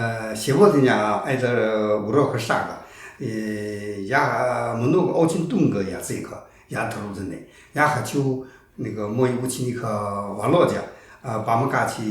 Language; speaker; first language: Russian; non-native, learner; Chinese